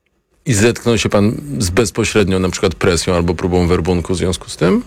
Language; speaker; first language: Polish; native; Polish